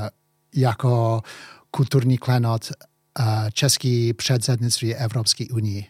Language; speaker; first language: Czech; early bilingual, heritage; English